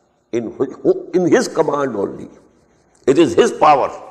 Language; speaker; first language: English; non-native, local second language; Urdu